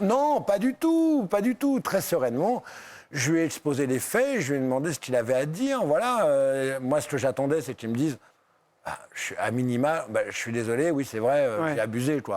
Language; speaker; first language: French; native; French